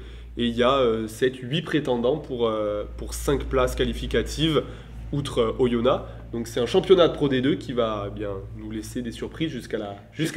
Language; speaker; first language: French; native; French